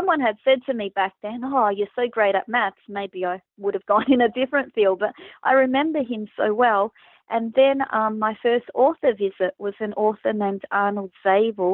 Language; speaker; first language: English; native; English